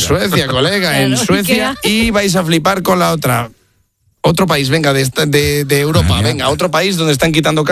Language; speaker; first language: Spanish; native; Spanish